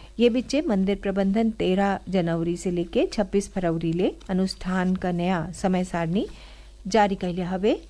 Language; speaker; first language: Bhojpuri; native; Bhojpuri